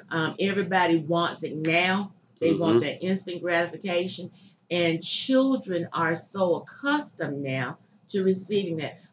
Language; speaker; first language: English; native; English